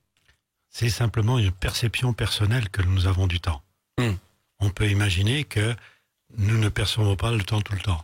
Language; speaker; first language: French; native; French